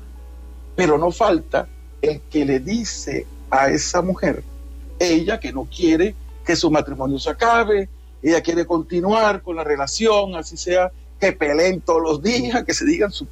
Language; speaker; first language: Spanish; native; Spanish